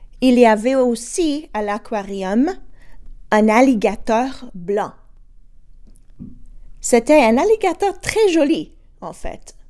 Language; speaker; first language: French; non-native, fluent; English